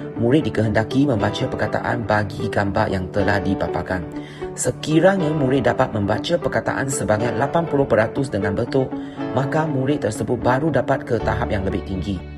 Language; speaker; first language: Malay; non-native, local second language; Chinese